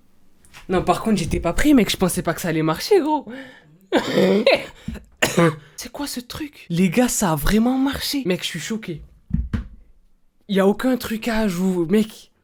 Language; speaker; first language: French; native; French